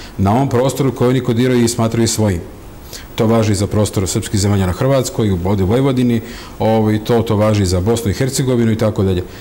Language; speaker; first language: Serbian; native; Serbian